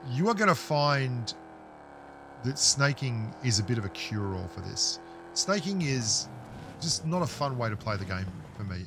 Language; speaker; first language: English; native; English